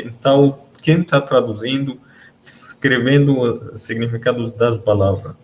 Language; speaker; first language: Portuguese; non-native, learner; Arabic